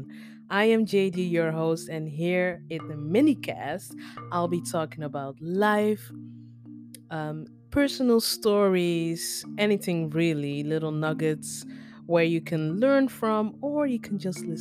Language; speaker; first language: English; non-native, fluent; Dutch